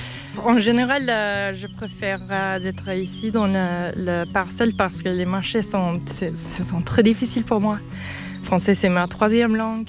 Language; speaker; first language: French; non-native, fluent; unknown